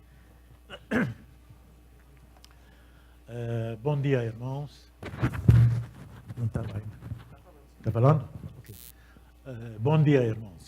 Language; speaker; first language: Portuguese; non-native, fluent; Arabic